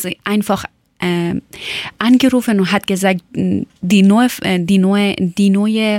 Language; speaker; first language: German; non-native, fluent; Persian